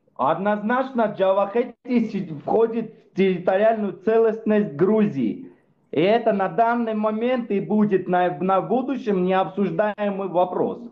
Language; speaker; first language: Russian; non-native, fluent; Armenian